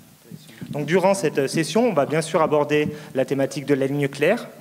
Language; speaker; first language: French; native; French